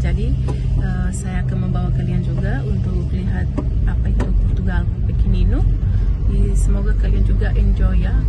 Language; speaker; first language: Indonesian; non-native, local second language; Tetum